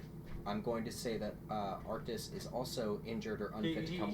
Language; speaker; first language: English; native; English